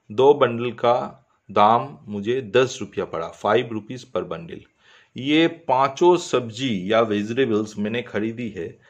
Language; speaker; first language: Hindi; non-native, local second language; Bangla